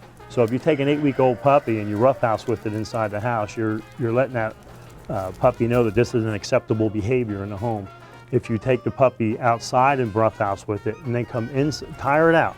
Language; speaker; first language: English; native; English